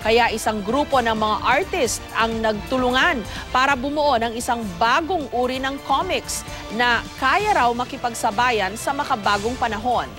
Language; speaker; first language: Filipino; non-native, local second language; Iloko